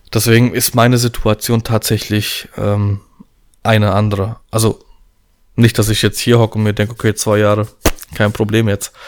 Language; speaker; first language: German; early bilingual, other home language; Polish